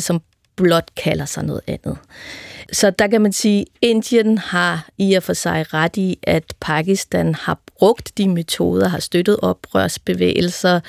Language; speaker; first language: Danish; native; Danish